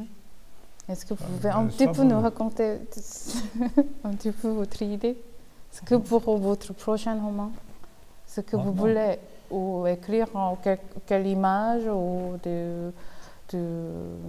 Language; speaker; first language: French; non-native, fluent; Korean